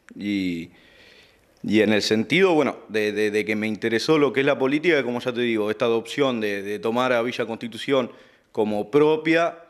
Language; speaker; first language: Spanish; native; Spanish